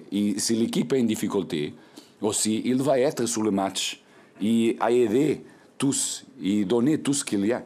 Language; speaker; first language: French; non-native, learner; Portuguese